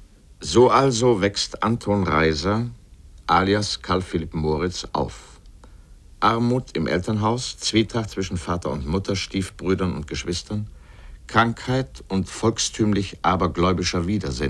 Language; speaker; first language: German; native; German